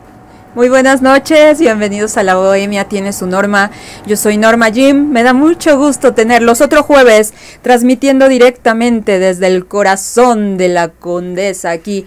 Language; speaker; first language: Spanish; native; Spanish